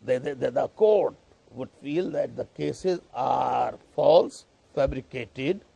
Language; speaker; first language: English; non-native, local second language; Urdu